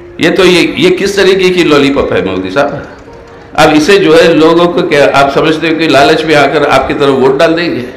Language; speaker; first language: Hindi; non-native, local second language; Telugu